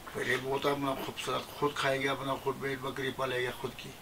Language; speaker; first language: Hindi; native; Hindi